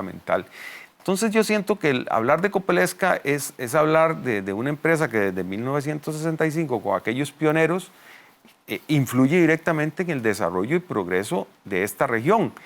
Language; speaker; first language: Spanish; native; Spanish